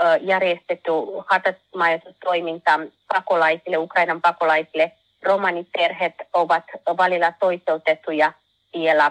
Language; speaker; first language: Finnish; non-native, learner; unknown